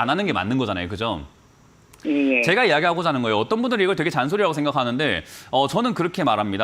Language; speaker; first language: Korean; native; Korean